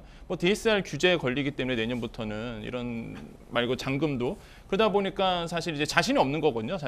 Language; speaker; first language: Korean; native; Korean